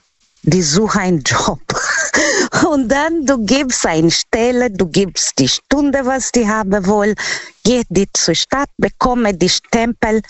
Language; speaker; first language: German; non-native, learner; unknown